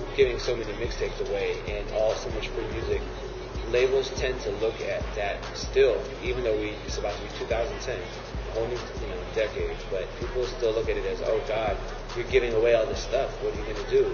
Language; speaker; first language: English; native; English